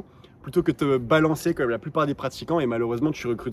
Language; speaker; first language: French; native; French